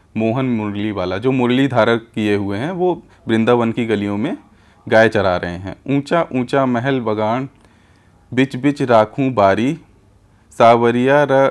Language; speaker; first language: Hindi; native; Hindi